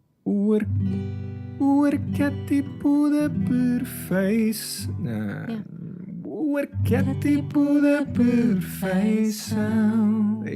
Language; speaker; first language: Portuguese; non-native, fluent; English